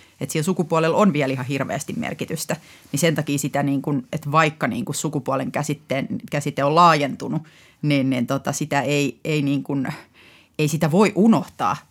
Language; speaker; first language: Finnish; native; Finnish